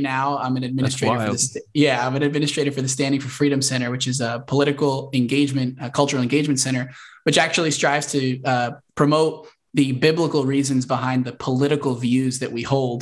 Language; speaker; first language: English; native; English